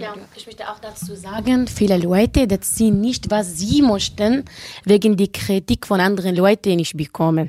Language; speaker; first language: German; non-native, learner; Arabic